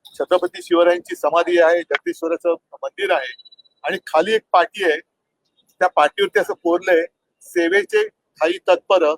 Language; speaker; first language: Marathi; native; Marathi